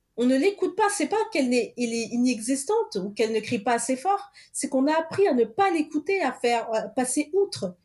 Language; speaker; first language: French; early bilingual, other home language; Portuguese